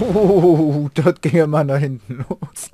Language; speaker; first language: German; native; German